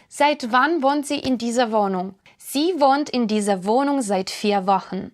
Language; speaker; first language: German; non-native, fluent; Ukrainian